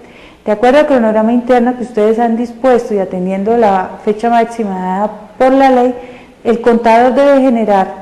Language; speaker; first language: Spanish; native; Spanish